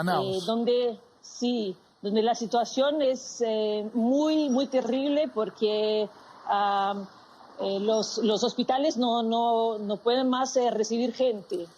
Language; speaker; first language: Spanish; non-native, fluent; Portuguese